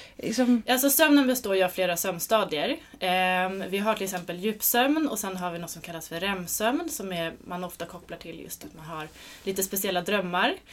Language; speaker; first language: Swedish; native; Swedish